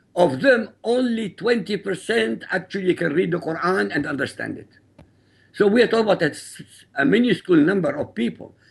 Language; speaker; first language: English; non-native, fluent; Arabic